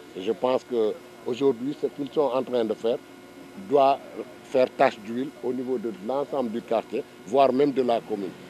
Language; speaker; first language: French; non-native, local second language; Wolof